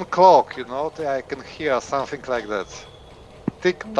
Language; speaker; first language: English; non-native, fluent; Polish